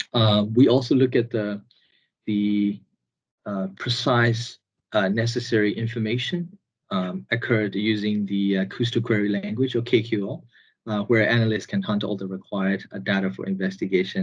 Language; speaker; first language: English; non-native, fluent; Burmese